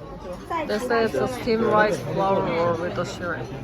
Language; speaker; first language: English; non-native, fluent; Korean